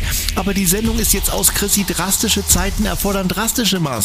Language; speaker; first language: German; native; German